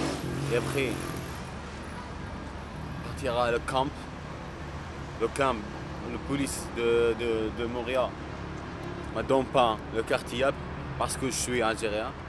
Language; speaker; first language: French; non-native, local second language; Arabic